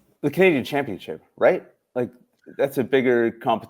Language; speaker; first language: English; native; English